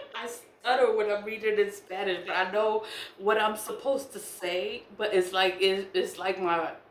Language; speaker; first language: English; native; English